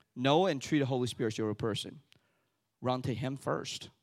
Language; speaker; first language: English; early bilingual, other home language; Chinese